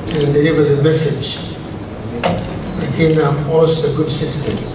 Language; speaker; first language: English; non-native, local second language; Swahili